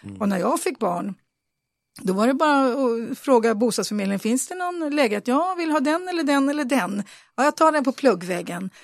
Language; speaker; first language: Swedish; native; Swedish